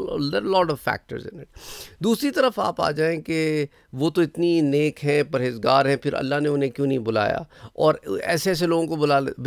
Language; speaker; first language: Urdu; native; Urdu